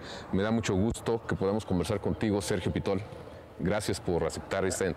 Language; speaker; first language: Spanish; native; Spanish